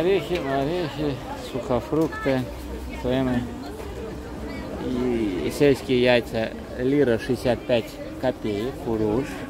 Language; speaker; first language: Russian; non-native, fluent; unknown